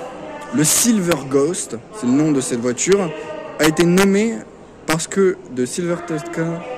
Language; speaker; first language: French; native; French